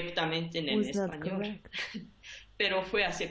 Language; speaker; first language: Spanish; non-native, learner; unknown